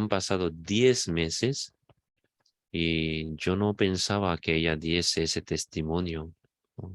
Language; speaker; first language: Spanish; non-native, fluent; Korean